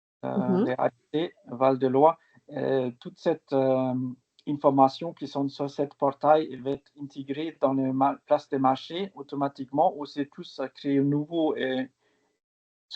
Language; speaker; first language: French; non-native, fluent; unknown